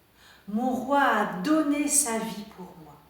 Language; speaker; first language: French; native; French